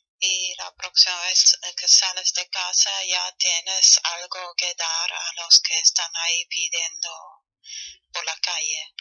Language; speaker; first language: Spanish; non-native, fluent; German